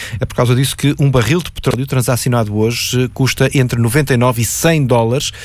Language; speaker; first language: Portuguese; native; Portuguese